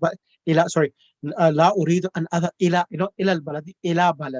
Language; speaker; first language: Arabic; non-native, fluent; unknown